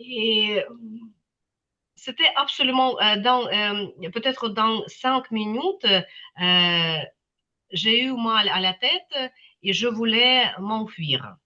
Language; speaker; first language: French; non-native, fluent; Ukrainian